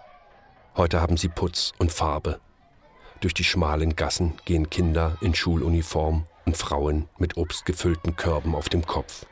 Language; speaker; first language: German; native; German